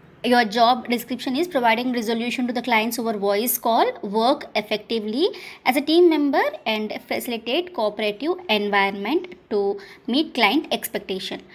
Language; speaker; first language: English; non-native, local second language; Telugu